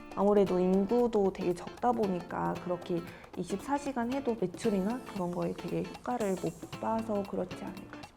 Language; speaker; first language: Korean; non-native, fluent; Mongolian